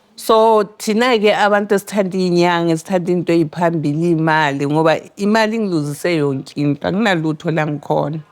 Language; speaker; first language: Zulu; native; Zulu